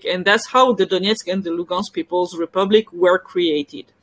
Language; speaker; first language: English; non-native, fluent; French